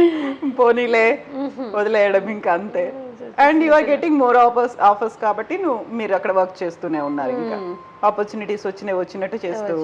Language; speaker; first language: Telugu; native; Telugu